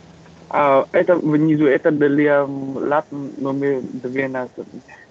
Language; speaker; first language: Russian; non-native, learner; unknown